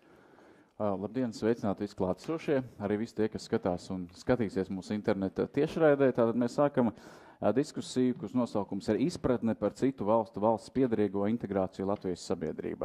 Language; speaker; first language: Latvian; native; Latvian